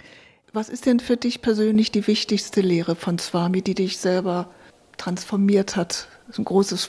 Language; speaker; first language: German; native; German